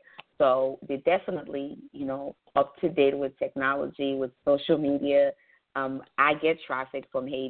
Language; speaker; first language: English; non-native, fluent; Haitian Creole